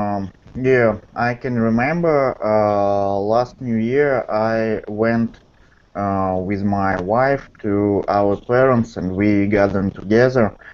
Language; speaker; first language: English; non-native, fluent; Russian